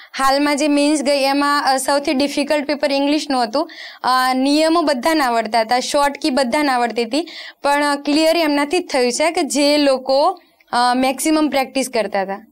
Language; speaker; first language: Gujarati; non-native, local second language; Rajasthani